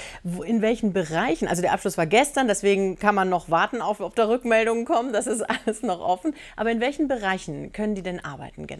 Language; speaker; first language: German; native; German